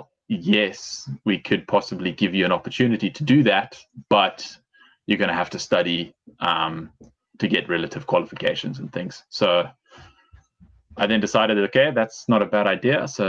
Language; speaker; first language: English; native; English